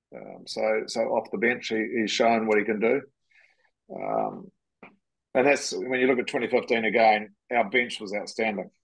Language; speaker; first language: English; native; English